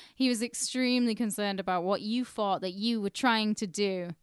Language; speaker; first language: English; early bilingual, other home language; Hindi